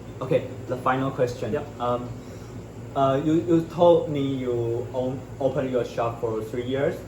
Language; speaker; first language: English; non-native, learner; Chinese